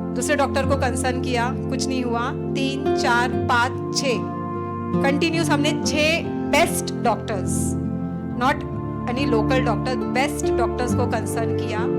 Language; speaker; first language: Hindi; non-native, local second language; Marathi